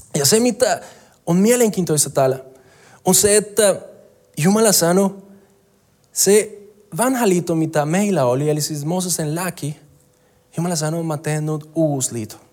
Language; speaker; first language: Finnish; non-native, fluent; Spanish